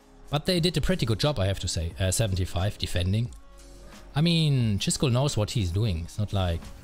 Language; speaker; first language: English; non-native, fluent; German